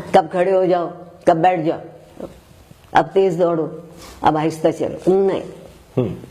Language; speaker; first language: Urdu; native; Urdu